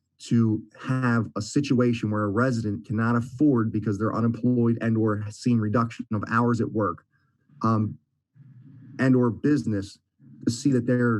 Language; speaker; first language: English; native; English